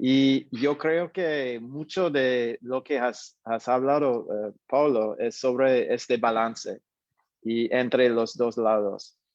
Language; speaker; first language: Spanish; non-native, fluent; English